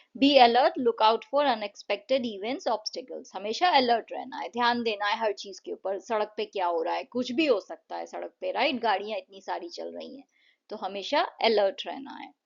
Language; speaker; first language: Hindi; native; Hindi